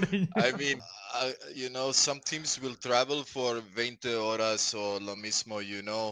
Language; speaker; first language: English; non-native, fluent; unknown